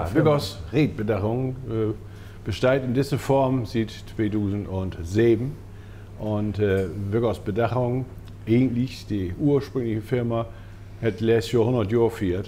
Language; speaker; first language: German; native; German